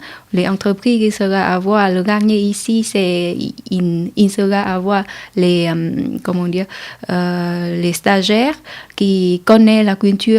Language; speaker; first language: French; non-native, learner; Vietnamese